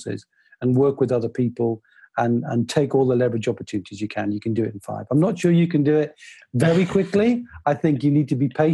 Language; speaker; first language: English; native; English